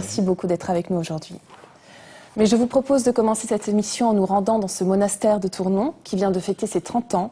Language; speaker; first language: French; native; French